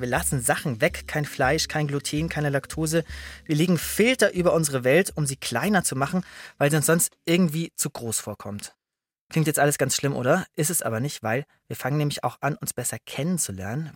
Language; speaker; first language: German; native; German